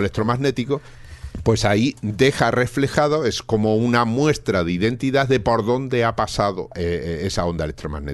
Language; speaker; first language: Spanish; native; Spanish